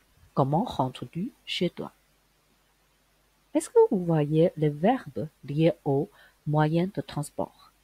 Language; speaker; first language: French; non-native, fluent; Chinese